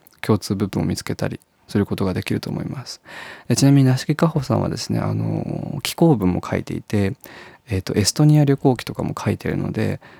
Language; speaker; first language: Japanese; native; Japanese